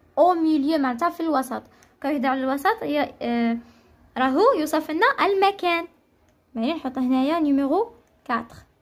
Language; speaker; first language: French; non-native, local second language; Arabic